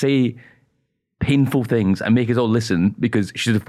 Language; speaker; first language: English; native; English